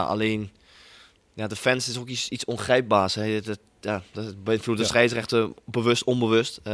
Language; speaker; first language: Dutch; native; Dutch